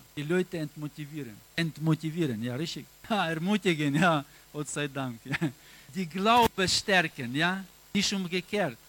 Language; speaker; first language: German; non-native, learner; Russian